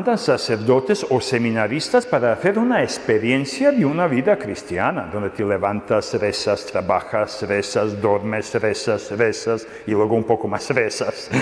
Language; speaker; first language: Spanish; non-native, fluent; Serbian